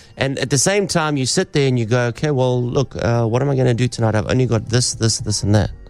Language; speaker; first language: English; native; English